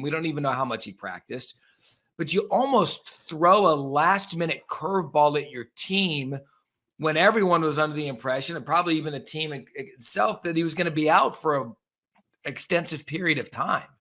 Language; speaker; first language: English; native; English